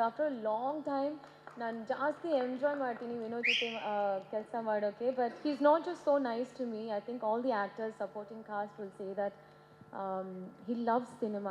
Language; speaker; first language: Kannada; non-native, learner; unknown